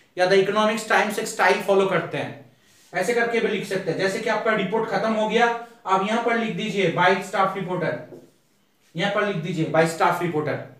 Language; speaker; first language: Hindi; non-native, local second language; Bangla